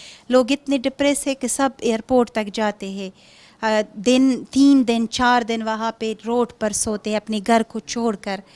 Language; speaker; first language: Hindi; non-native, fluent; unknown